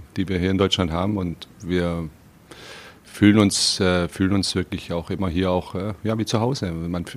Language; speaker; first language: German; native; German